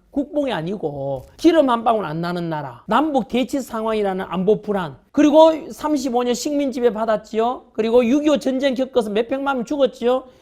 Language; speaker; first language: Korean; native; Korean